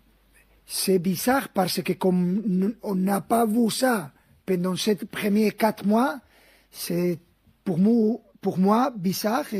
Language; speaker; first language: French; non-native, fluent; Spanish